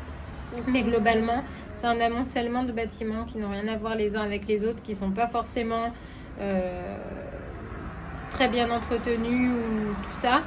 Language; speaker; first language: French; native; French